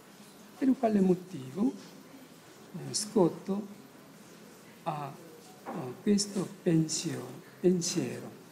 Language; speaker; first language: Italian; non-native, fluent; Korean